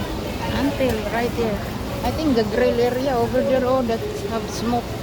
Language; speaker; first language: English; non-native, learner; Filipino